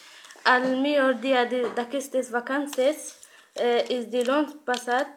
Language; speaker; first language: Catalan; non-native, learner; Arabic